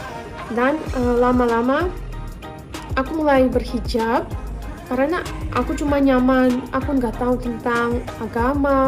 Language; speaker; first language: Indonesian; non-native, fluent; Russian